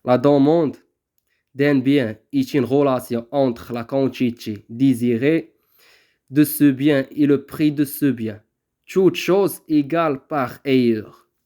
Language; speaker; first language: French; non-native, local second language; Arabic